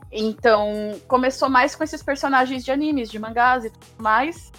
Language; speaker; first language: Portuguese; native; Portuguese